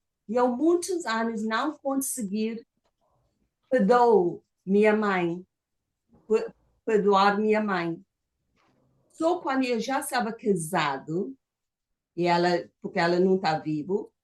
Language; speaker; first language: Portuguese; non-native, fluent; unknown